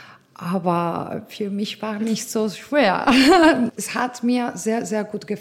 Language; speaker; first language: German; non-native, fluent; Spanish